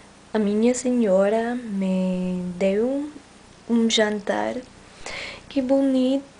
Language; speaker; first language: Portuguese; non-native, learner; English